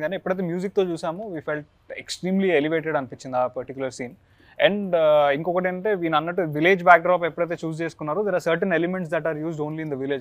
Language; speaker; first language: Telugu; native; Telugu